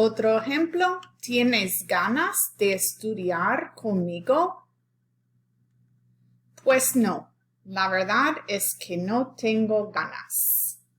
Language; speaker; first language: Spanish; non-native, fluent; English